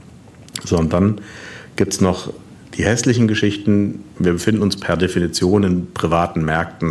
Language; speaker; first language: German; native; German